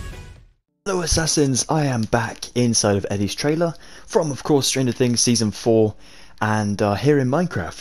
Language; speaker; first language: English; native; English